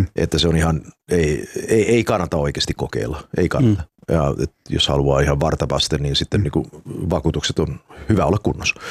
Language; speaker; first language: Finnish; early bilingual, heritage; Finnish